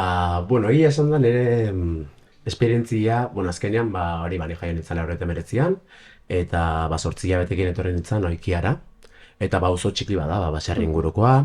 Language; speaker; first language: Basque; early bilingual, other home language; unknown